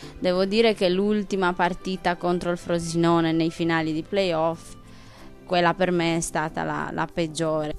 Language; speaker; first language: Italian; non-native, fluent; Romanian